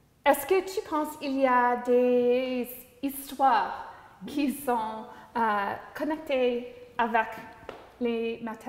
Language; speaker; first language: French; non-native, local second language; English